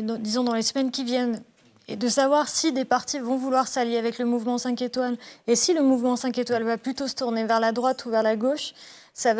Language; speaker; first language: French; native; French